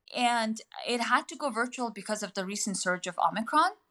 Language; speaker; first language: English; non-native, fluent; Mongolian